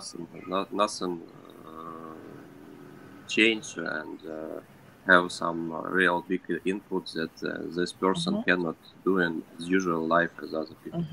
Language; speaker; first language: English; non-native, learner; Ukrainian